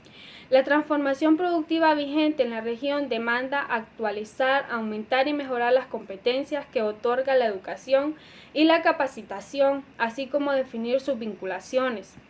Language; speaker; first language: Spanish; native; Spanish